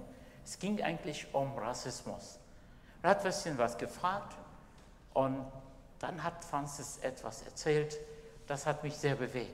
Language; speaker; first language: German; non-native, fluent; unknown